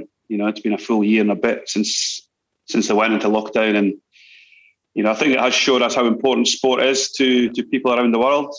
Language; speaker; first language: English; native; English